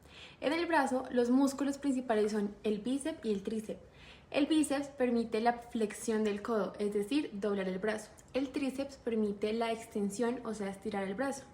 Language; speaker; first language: Spanish; native; Spanish